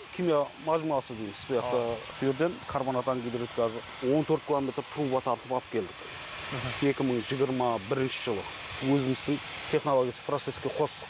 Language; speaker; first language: Uzbek; non-native, local second language; Kara-Kalpak